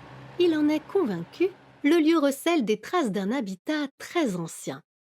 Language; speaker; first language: French; native; French